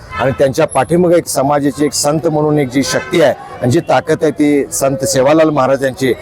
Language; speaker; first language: Marathi; native; Marathi